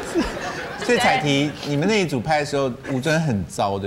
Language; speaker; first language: Chinese; native; Chinese